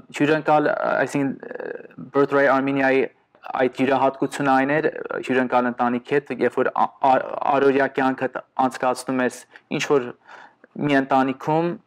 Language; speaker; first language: Armenian; early bilingual, heritage; Armenian